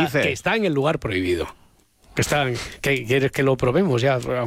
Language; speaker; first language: Spanish; native; Spanish